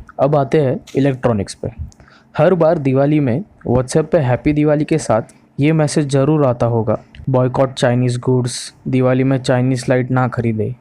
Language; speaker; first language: Hindi; non-native, local second language; Marathi